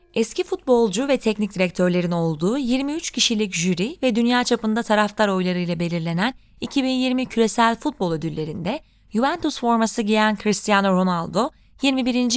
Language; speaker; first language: Turkish; native; Turkish